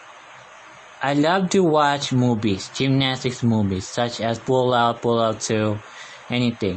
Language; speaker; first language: English; non-native, local second language; Filipino